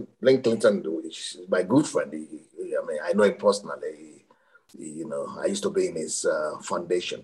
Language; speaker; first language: English; non-native, local second language; Yoruba